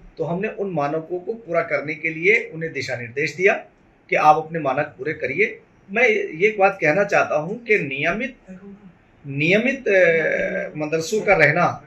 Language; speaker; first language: Hindi; native; Hindi